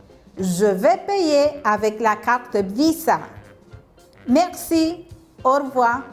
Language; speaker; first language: French; non-native, fluent; Spanish